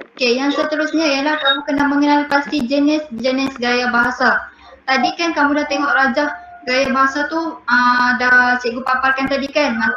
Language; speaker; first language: Malay; native; Malay